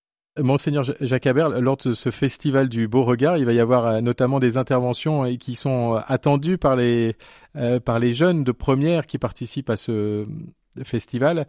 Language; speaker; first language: French; native; French